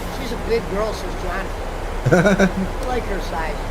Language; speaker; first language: English; native; English